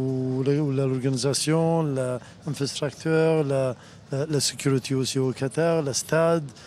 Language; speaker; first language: French; non-native, learner; Arabic